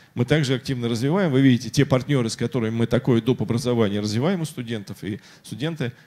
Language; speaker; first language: Russian; native; Russian